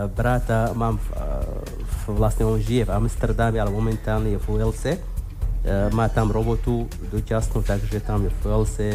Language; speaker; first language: Slovak; non-native, fluent; Arabic